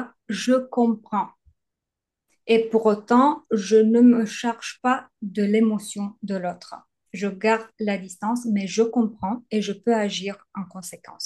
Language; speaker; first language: French; native; French